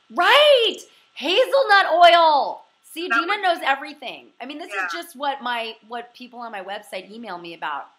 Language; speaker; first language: English; native; English